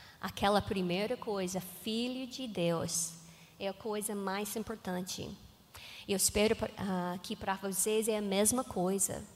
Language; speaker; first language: Portuguese; non-native, learner; English